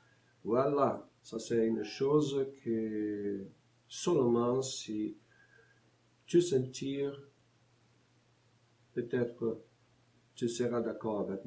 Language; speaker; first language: French; non-native, learner; Portuguese